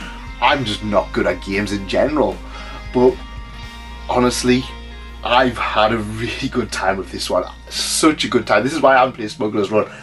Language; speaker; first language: English; native; English